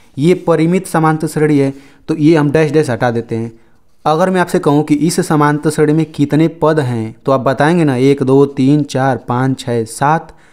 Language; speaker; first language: Hindi; native; Hindi